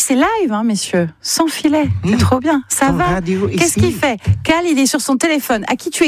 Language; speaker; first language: French; native; French